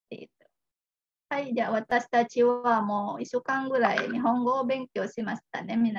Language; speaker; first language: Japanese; non-native, fluent; Indonesian